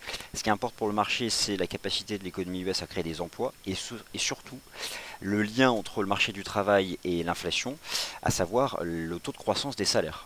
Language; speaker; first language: French; native; French